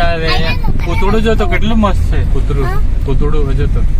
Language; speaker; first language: Gujarati; non-native, local second language; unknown